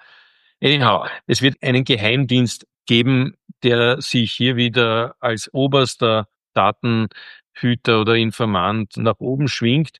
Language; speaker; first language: German; native; German